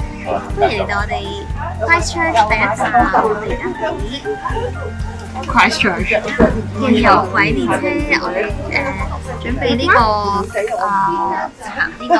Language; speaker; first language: Chinese; native; Chinese